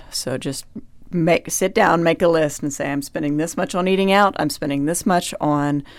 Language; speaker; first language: English; native; English